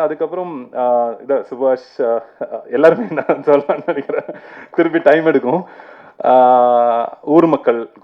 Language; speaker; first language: Tamil; native; Tamil